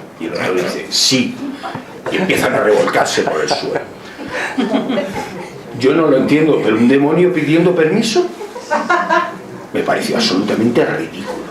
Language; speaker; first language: Spanish; native; Spanish